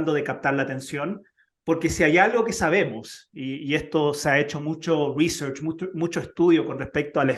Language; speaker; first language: Spanish; native; Spanish